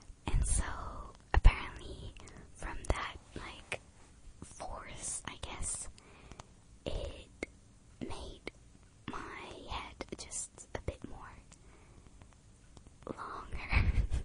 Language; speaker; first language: English; early bilingual, other home language; Japanese